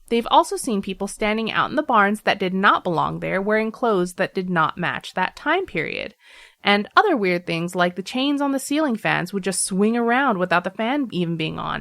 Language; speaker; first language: English; native; English